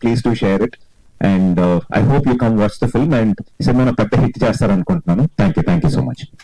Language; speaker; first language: Telugu; native; Telugu